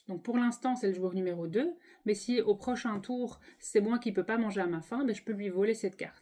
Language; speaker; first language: French; native; French